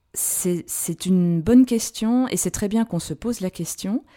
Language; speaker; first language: French; native; French